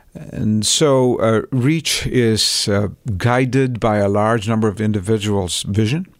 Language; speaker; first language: English; non-native, local second language; Tamil